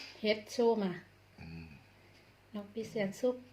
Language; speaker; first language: Thai; non-native, local second language; Lao